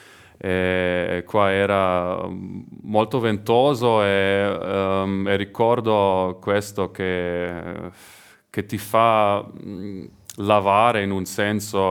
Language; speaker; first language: Italian; non-native, learner; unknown